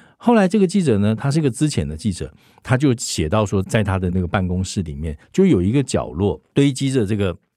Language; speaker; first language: Chinese; native; Chinese